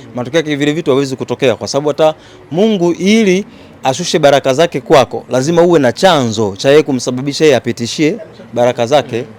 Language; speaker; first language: Swahili; native; Swahili